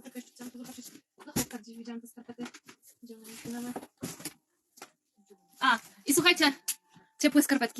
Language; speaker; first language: Polish; native; Polish